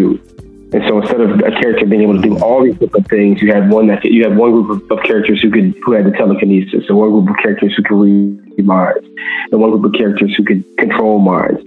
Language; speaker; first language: English; native; English